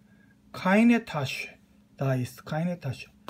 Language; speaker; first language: German; non-native, fluent; Korean